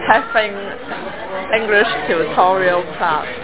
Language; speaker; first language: English; non-native, learner; Cantonese